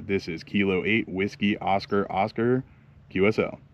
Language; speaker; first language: English; native; English